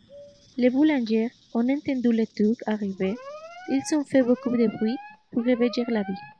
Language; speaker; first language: French; non-native, fluent; Spanish